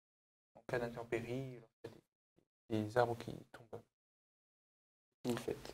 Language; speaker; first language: Romanian; non-native, fluent; French